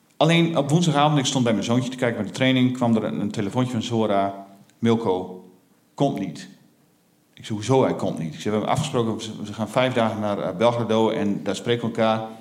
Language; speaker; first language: Dutch; native; Dutch